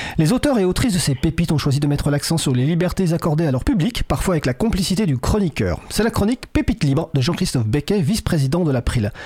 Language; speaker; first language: French; native; French